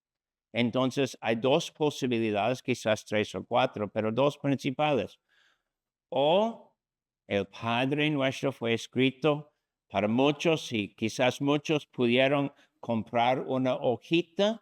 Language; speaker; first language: Spanish; non-native, fluent; English